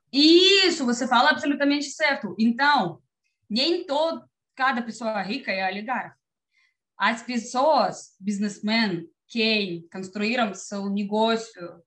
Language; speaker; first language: Portuguese; non-native, learner; Russian